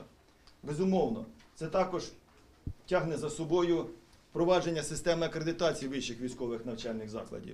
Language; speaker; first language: Ukrainian; native; Ukrainian